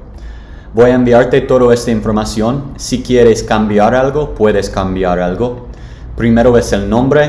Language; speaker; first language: Spanish; non-native, learner; English